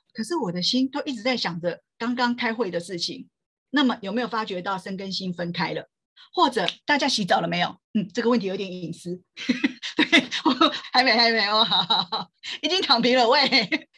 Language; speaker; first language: Chinese; native; Chinese